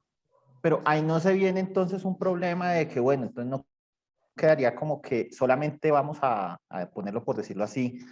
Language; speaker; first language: Spanish; native; Spanish